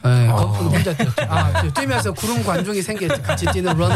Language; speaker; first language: Korean; native; Korean